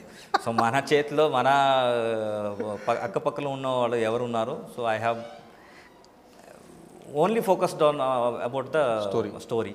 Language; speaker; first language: Telugu; non-native, learner; Kannada